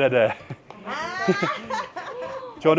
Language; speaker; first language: Korean; non-native, fluent; Dutch